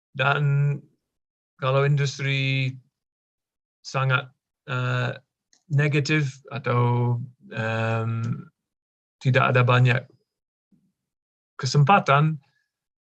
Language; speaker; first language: Indonesian; non-native, fluent; English